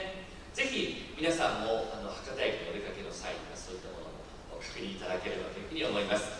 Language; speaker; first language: Japanese; native; Japanese